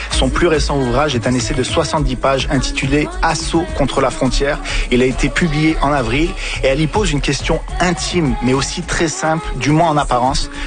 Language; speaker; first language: French; early bilingual, other home language; Arabic